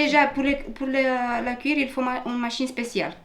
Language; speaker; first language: French; non-native, learner; Romanian